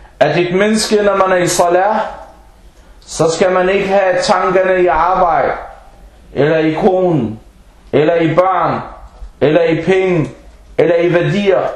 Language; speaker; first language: Danish; non-native, fluent; Arabic